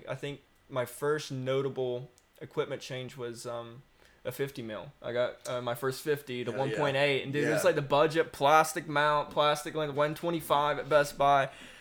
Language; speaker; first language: English; native; English